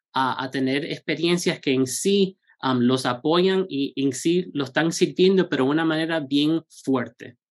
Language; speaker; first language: Spanish; early bilingual, heritage; Spanish